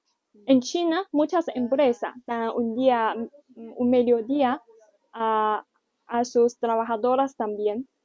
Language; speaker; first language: Spanish; non-native, learner; Chinese